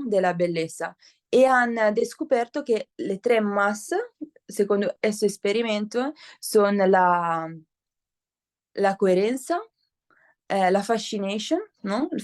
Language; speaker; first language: Spanish; non-native, learner; Italian